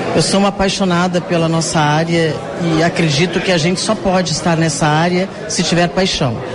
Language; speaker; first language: Portuguese; native; Portuguese